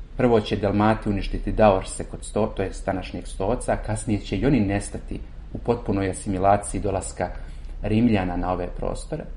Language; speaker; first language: Serbian; native; Serbian